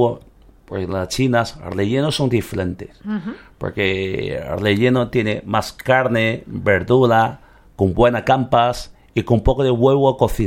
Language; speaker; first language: Spanish; non-native, learner; Chinese